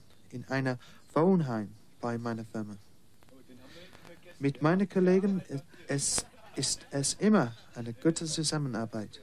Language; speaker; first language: German; non-native, learner; English